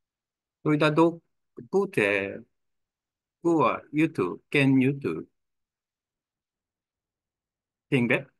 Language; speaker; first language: Vietnamese; non-native, learner; Korean